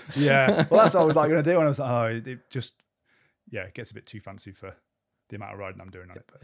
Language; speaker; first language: English; native; English